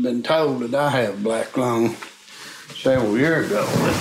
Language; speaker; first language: English; native; English